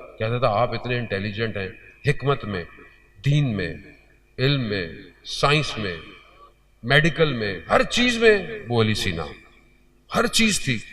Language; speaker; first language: Urdu; early bilingual, heritage; Urdu